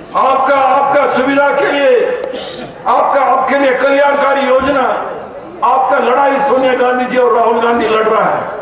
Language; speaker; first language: Hindi; non-native, local second language; Kannada